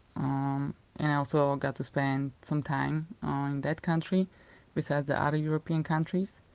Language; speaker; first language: English; non-native, fluent; Slovak